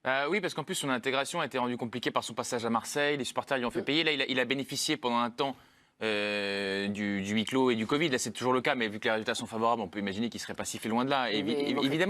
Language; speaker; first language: French; native; French